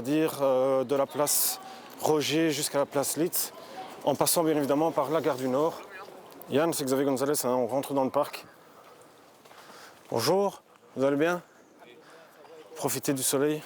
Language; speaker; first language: French; native; French